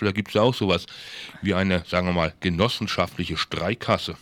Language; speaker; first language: German; native; German